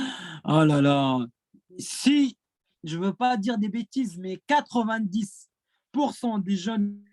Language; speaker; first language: French; non-native, fluent; Arabic